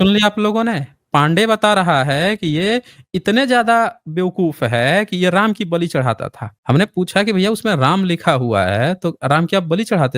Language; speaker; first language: Hindi; native; Hindi